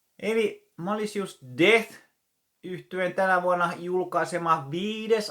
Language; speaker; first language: Finnish; native; Finnish